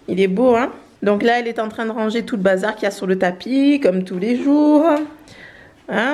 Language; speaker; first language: French; native; French